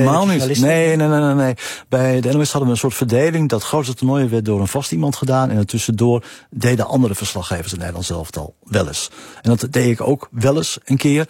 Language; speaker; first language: Dutch; native; Dutch